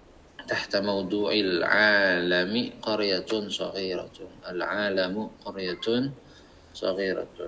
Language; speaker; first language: Arabic; non-native, fluent; Indonesian